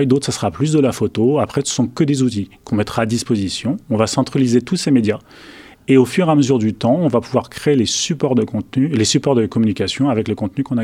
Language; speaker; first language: French; native; French